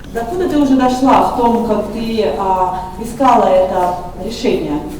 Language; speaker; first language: Russian; native; Russian